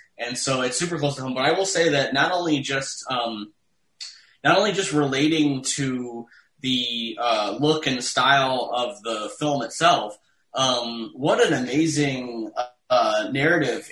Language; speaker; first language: English; native; English